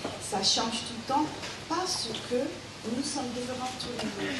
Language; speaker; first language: French; non-native, learner; English